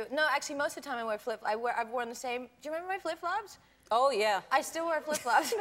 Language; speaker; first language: English; native; English